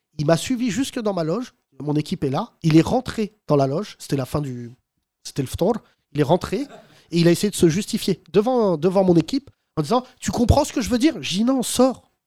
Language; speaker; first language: French; early bilingual, other home language; Arabic